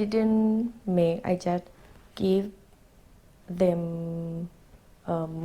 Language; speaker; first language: English; non-native, learner; Thai